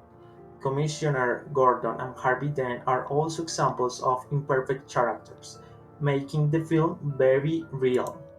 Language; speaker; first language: English; non-native, learner; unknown